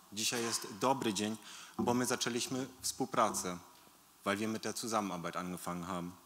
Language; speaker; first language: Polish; early bilingual, heritage; Polish